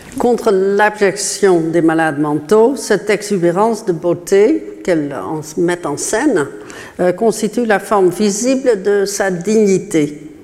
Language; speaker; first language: French; non-native, fluent; Dutch